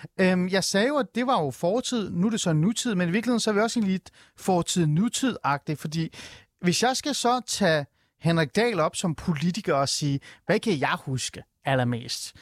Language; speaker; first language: Danish; early bilingual, other home language; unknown